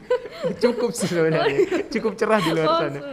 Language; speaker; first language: Indonesian; native; Indonesian